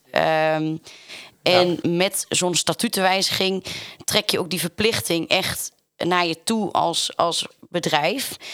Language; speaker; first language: Dutch; native; Dutch